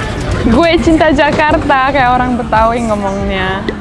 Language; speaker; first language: Indonesian; non-native, fluent; Romanian